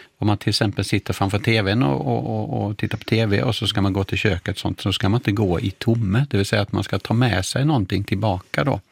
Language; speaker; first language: Swedish; native; Swedish